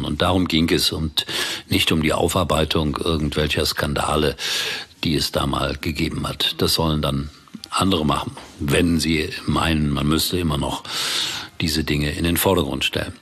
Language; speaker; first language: German; native; German